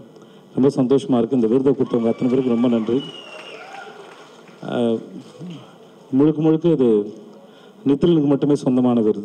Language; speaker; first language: Tamil; native; Tamil